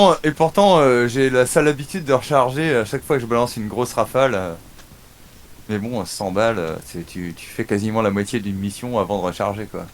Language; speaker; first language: French; native; French